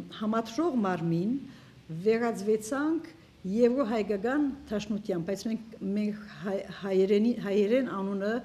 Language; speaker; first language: Armenian; early bilingual, heritage; Armenian